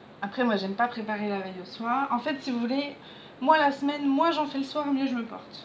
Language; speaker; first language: French; native; French